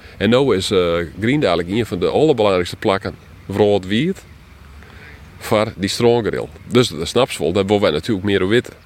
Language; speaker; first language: Dutch; non-native, local second language; Western Frisian